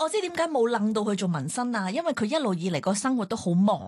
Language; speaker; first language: Cantonese; native; Cantonese